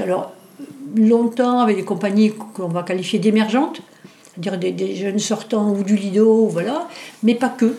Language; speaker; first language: French; native; French